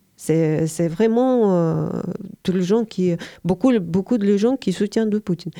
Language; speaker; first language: French; non-native, learner; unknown